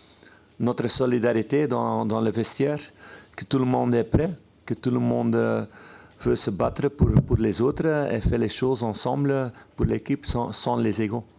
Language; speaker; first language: French; non-native, fluent; Dutch